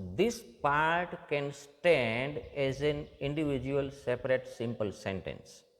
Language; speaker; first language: English; non-native, local second language; Gujarati